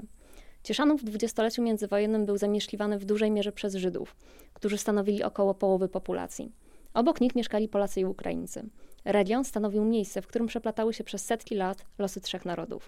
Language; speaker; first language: Polish; native; Polish